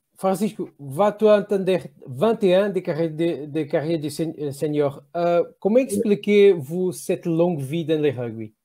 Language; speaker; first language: French; non-native, learner; Portuguese